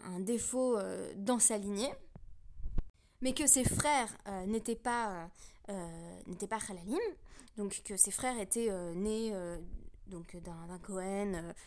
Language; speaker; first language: French; native; French